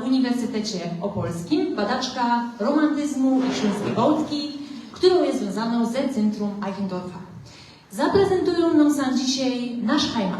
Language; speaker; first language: Polish; native; Polish